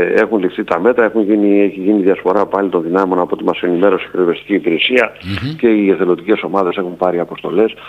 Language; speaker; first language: Greek; native; Greek